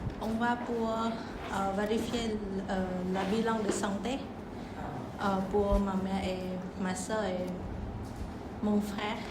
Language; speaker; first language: French; non-native, learner; Vietnamese